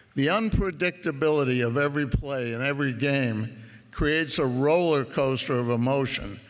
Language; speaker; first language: English; native; English